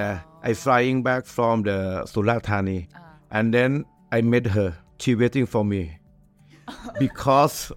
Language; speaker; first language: English; non-native, learner; Thai